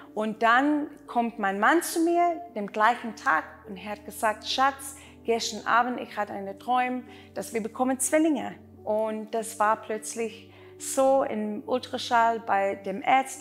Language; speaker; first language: German; non-native, learner; Afrikaans